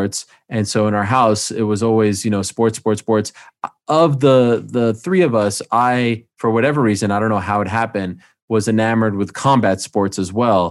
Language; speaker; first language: English; native; English